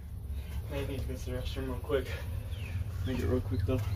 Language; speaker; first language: English; native; English